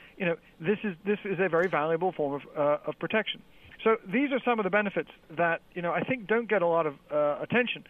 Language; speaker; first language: English; native; English